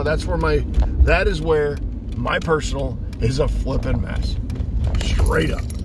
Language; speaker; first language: English; native; English